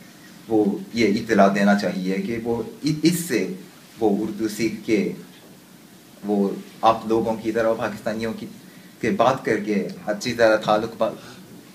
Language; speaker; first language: Hindi; non-native, learner; Japanese